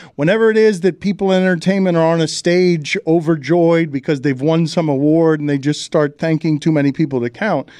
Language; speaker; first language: English; early bilingual, other home language; Spanish